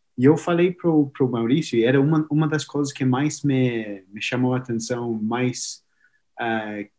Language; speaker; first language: Portuguese; non-native, fluent; English